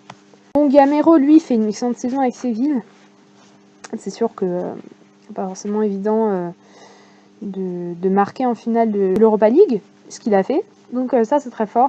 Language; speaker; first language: French; native; French